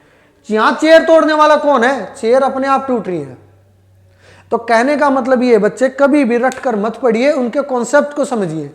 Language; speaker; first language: Hindi; native; Hindi